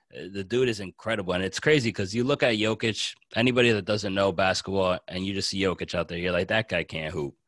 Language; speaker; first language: English; native; English